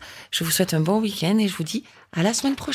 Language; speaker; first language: French; native; French